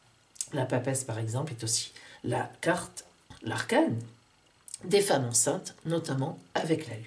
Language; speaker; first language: French; native; French